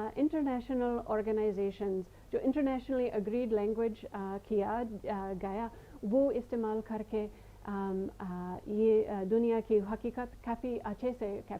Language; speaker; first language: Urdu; non-native, fluent; English